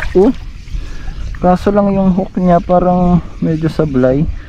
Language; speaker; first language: Filipino; native; Filipino